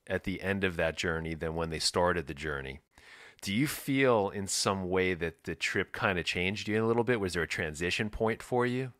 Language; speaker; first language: English; native; English